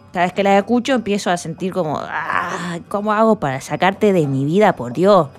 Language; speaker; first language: Spanish; native; Spanish